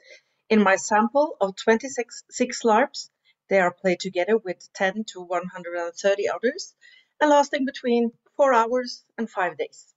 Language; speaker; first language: English; non-native, fluent; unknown